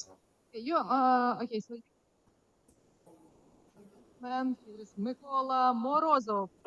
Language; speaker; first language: English; non-native, fluent; Ukrainian